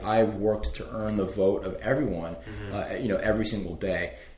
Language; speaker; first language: English; native; English